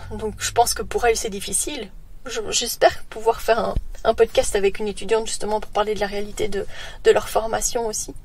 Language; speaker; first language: French; native; French